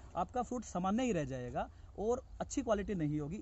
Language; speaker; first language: Hindi; native; Hindi